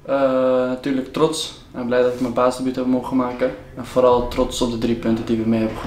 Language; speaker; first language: Dutch; native; Dutch